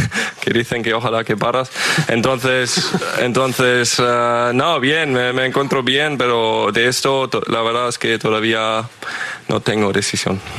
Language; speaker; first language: Spanish; non-native, fluent; German